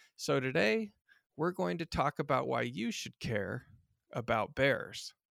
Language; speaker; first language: English; native; English